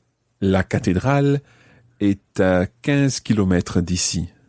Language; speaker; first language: French; non-native, fluent; English